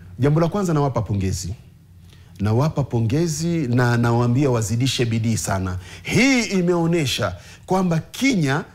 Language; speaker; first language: Swahili; native; Swahili